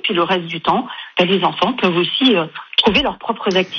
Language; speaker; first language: French; native; French